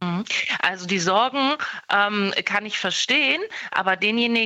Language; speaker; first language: German; native; German